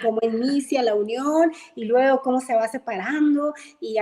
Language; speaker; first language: Spanish; native; Spanish